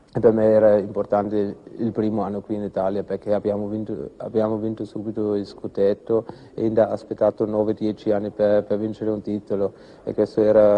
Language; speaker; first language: Italian; non-native, fluent; German